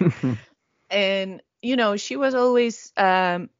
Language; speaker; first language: English; non-native, fluent; Spanish